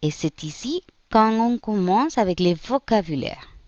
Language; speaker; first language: French; non-native, fluent; Spanish